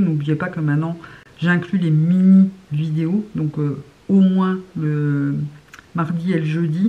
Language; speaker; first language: French; native; French